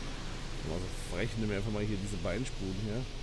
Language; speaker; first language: German; native; German